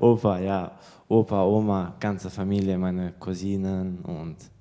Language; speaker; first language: German; early bilingual, other home language; Bosnian